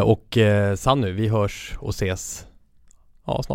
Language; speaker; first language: Swedish; native; Swedish